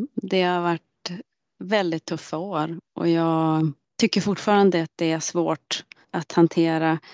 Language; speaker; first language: Swedish; native; Swedish